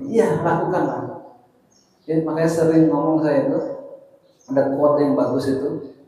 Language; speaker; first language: Indonesian; native; Indonesian